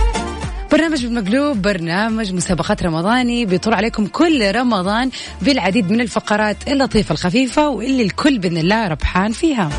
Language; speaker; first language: Arabic; native; Arabic